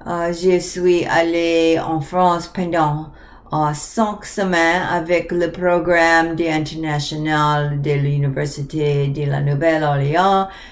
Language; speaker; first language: French; non-native, learner; English